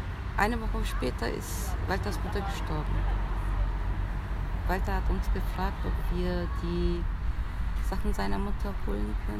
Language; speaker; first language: German; early bilingual, other home language; Turkish